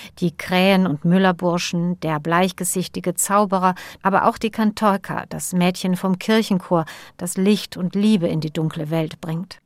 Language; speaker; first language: German; native; German